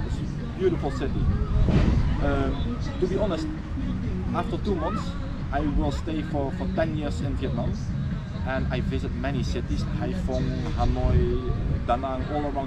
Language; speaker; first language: English; non-native, fluent; Dutch